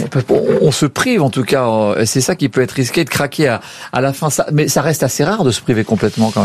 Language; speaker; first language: French; native; French